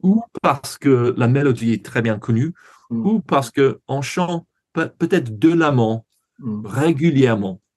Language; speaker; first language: French; non-native, fluent; English